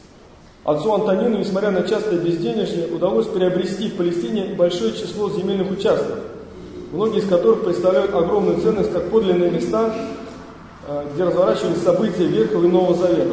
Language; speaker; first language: Russian; native; Russian